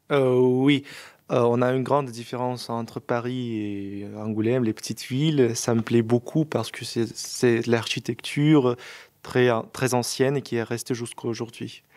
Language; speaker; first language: French; non-native, fluent; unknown